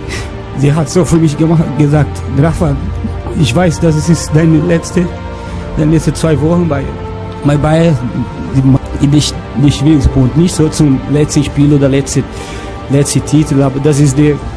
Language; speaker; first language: German; non-native, fluent; Portuguese